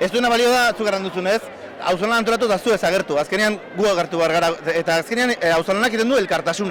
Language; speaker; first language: Basque; native; Basque